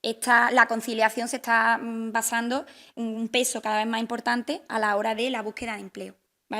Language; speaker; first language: Spanish; native; Spanish